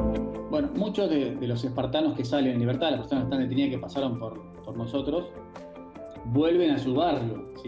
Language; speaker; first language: Spanish; native; Spanish